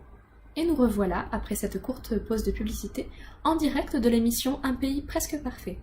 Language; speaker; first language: French; native; French